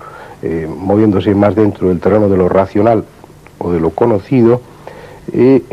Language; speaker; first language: Spanish; native; Spanish